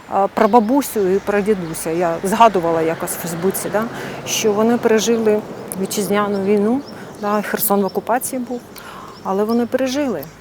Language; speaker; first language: Ukrainian; non-native, local second language; Russian